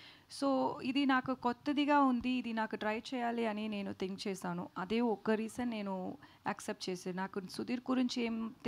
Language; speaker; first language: Telugu; non-native, learner; Tamil